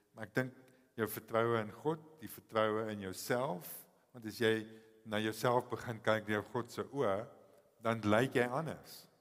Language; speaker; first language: Afrikaans; native; Afrikaans